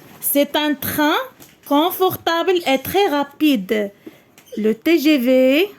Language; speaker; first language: French; non-native, local second language; Arabic